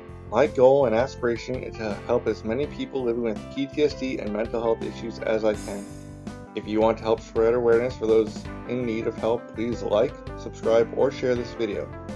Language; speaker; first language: English; native; English